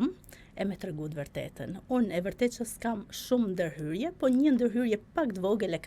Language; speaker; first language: Albanian; early bilingual, heritage; Albanian